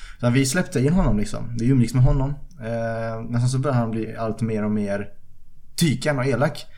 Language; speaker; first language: Swedish; early bilingual, other home language; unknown